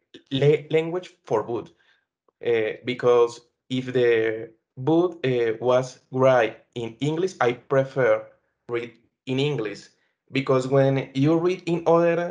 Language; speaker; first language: English; non-native, learner; Spanish